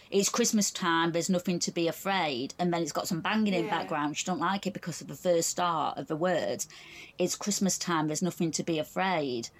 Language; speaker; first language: English; native; English